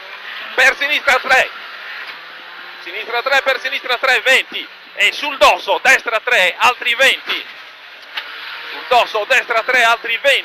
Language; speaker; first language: Italian; native; Italian